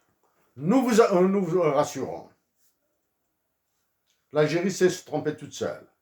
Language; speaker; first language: French; native; French